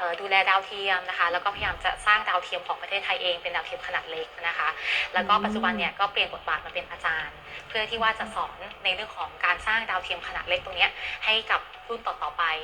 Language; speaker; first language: Thai; native; Thai